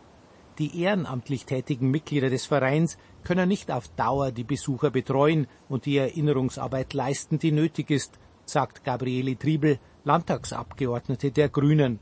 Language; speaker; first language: German; native; German